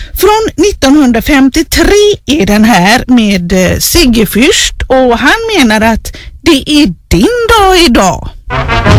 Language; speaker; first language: Swedish; native; Swedish